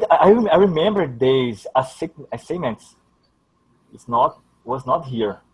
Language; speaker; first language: English; non-native, learner; Portuguese